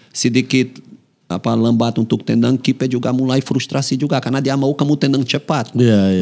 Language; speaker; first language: Indonesian; non-native, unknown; Portuguese